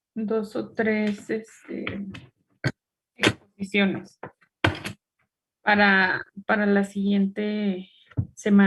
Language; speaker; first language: Spanish; native; Spanish